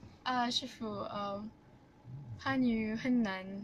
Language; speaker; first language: Chinese; non-native, learner; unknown